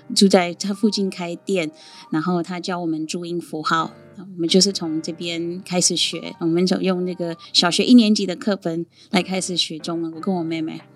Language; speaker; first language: Chinese; non-native, fluent; Sindhi